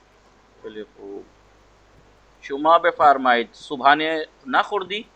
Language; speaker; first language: Persian; non-native, fluent; Urdu